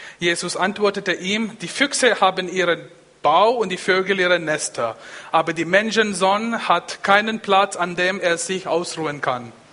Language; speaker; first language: German; non-native, fluent; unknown